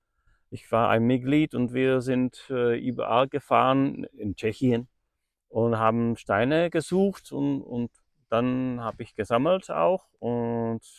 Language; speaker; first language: German; non-native, fluent; Czech